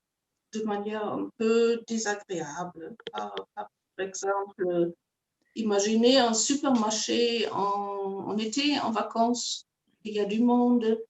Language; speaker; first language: French; non-native, fluent; German